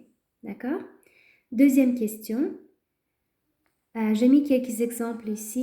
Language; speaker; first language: French; non-native, fluent; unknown